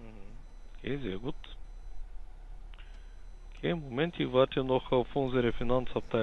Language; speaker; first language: German; non-native, learner; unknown